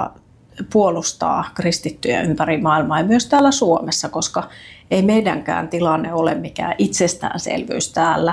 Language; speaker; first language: Finnish; native; Finnish